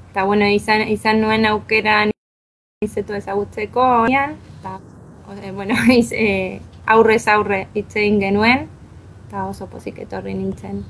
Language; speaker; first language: Basque; non-native, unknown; Spanish